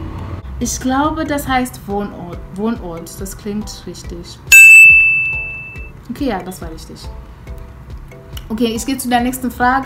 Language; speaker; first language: German; non-native, fluent; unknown